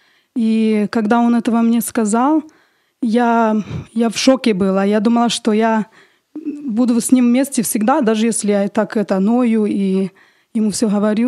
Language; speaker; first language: Russian; early bilingual, heritage; Russian